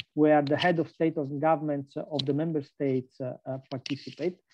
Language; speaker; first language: English; non-native, fluent; Italian